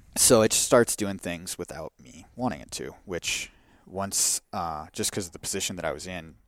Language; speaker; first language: English; native; English